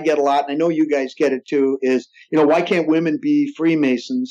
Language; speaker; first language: English; native; English